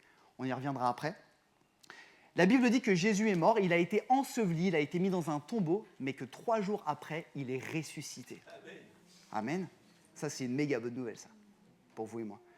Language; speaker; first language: French; native; French